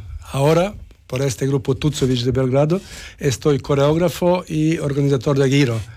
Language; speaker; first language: Spanish; non-native, learner; Serbian